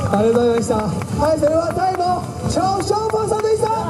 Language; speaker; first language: Japanese; non-native, fluent; Chinese